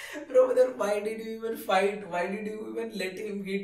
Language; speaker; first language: English; non-native, local second language; Telugu